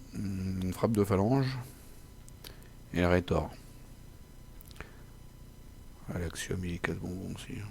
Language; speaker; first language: French; native; French